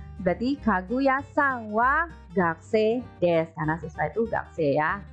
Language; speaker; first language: Indonesian; native; Indonesian